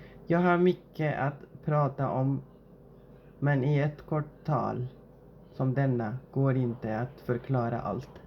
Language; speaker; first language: Swedish; non-native, fluent; Arabic